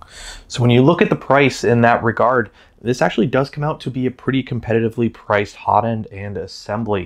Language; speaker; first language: English; native; English